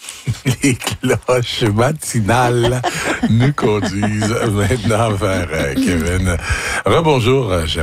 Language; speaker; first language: French; native; French